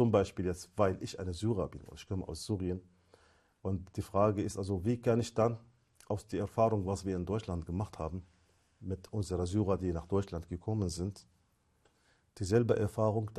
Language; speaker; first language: German; non-native, fluent; Arabic